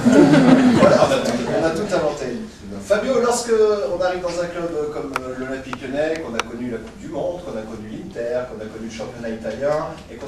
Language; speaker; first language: French; native; French